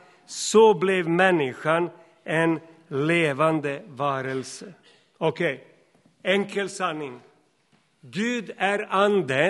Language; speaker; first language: Swedish; non-native, fluent; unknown